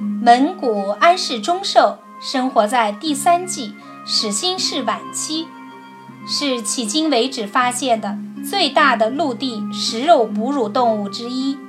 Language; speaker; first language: Chinese; native; Chinese